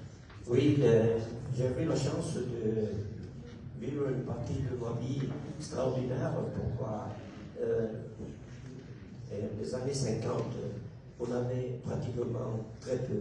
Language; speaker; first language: French; non-native, local second language; Italian